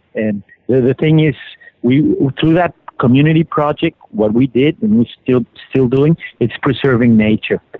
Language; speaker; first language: English; non-native, fluent; Spanish